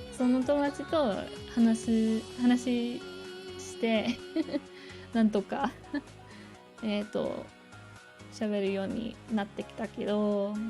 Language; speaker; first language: Japanese; non-native, fluent; English